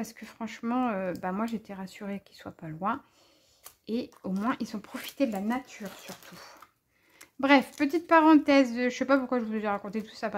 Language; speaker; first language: French; native; French